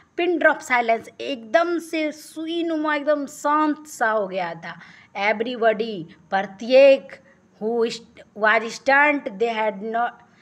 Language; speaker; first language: Hindi; native; Hindi